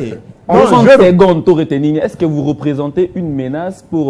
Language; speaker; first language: French; non-native, local second language; Lingala